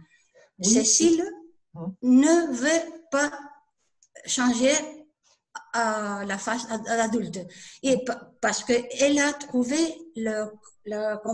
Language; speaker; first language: French; non-native, learner; Spanish